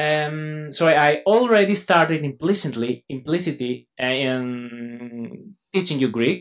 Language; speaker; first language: English; non-native, fluent; Greek